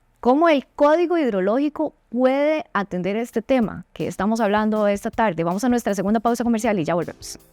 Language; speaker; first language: Spanish; native; Spanish